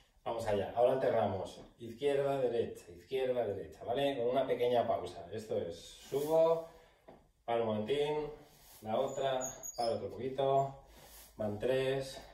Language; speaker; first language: Spanish; native; Spanish